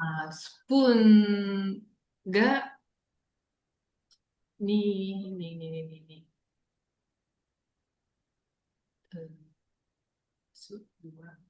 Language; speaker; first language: Japanese; non-native, learner; Indonesian